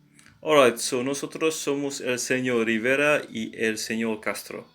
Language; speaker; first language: Spanish; non-native, learner; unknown